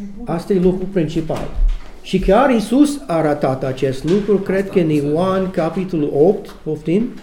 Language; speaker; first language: Romanian; non-native, learner; English